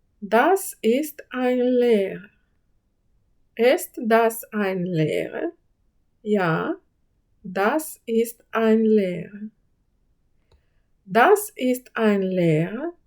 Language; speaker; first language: German; non-native, fluent; Ukrainian